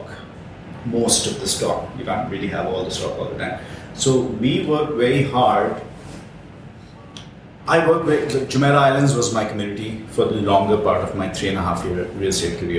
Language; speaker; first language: English; non-native, local second language; Urdu